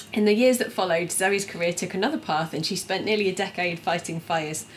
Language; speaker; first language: English; native; English